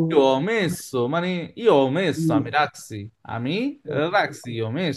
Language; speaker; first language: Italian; non-native, fluent; Bangla